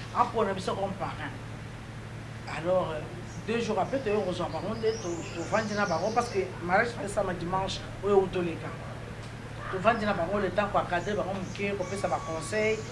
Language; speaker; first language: Lingala; non-native, local second language; Luba-Lulua